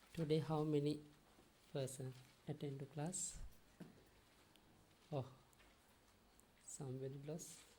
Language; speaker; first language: English; non-native, learner; Sinhala